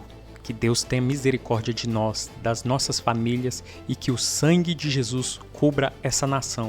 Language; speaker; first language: Portuguese; native; Portuguese